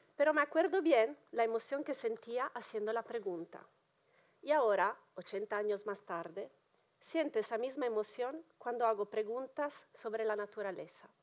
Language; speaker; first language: Spanish; non-native, fluent; Italian